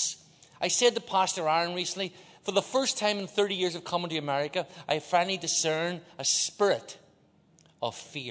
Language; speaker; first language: English; native; English